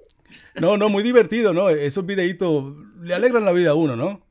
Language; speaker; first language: Spanish; native; Spanish